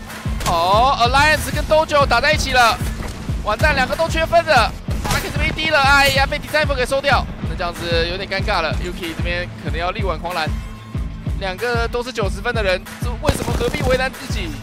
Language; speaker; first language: Chinese; native; Chinese